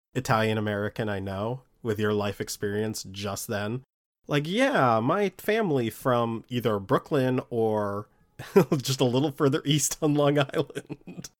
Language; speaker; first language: English; early bilingual, other home language; Italian